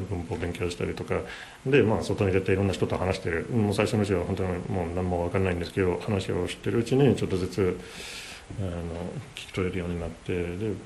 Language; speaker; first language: Japanese; non-native, fluent; English